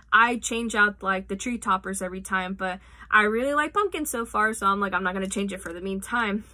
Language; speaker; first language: English; native; English